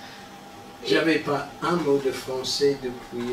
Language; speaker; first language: French; non-native, learner; English